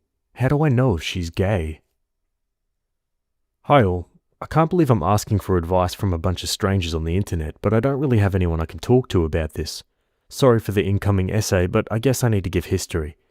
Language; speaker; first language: English; native; English